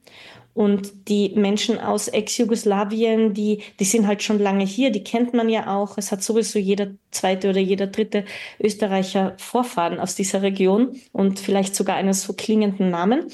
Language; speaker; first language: German; native; German